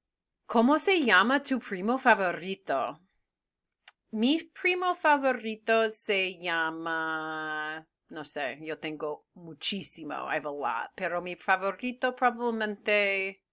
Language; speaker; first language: Spanish; non-native, fluent; English